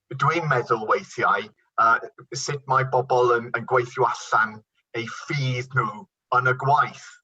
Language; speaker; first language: Welsh; non-native, local second language; English